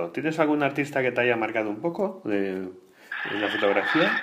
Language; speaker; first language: Spanish; native; Spanish